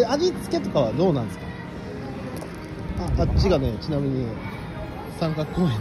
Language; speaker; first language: Japanese; native; Japanese